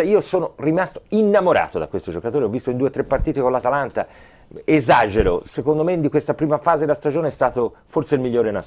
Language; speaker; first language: Italian; native; Italian